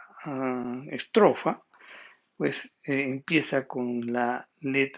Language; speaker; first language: Spanish; native; Spanish